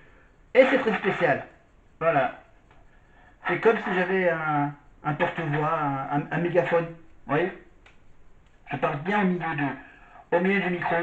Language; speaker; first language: French; native; French